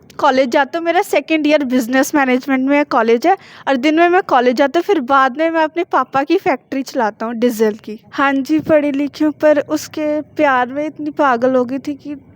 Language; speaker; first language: Hindi; non-native, local second language; Punjabi